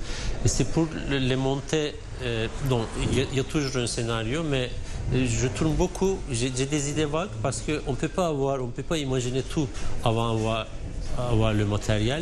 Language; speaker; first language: French; non-native, fluent; Turkish